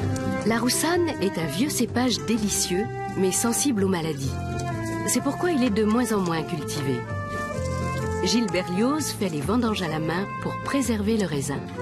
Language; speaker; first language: French; native; French